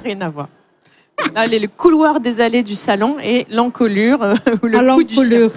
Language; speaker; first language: French; native; French